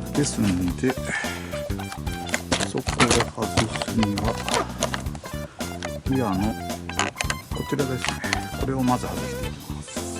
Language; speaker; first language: Japanese; native; Japanese